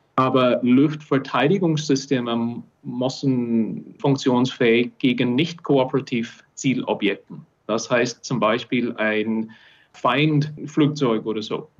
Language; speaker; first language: German; non-native, fluent; English